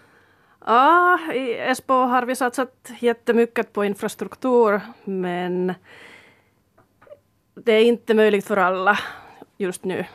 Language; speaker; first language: Swedish; non-native, fluent; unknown